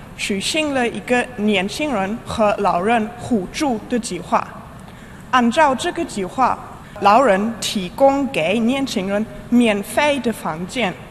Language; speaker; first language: Chinese; non-native, fluent; German